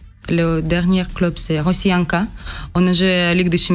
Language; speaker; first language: French; non-native, learner; Russian